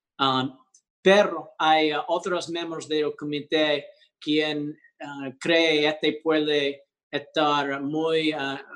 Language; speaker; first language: Spanish; early bilingual, heritage; English